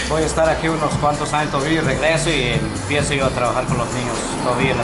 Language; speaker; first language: Spanish; native; Spanish